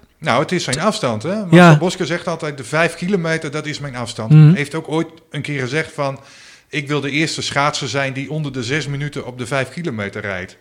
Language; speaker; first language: Dutch; native; Dutch